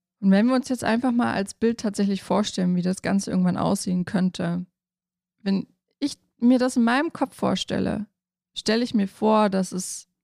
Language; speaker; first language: German; native; German